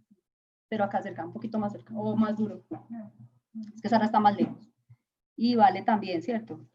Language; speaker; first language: Spanish; native; Spanish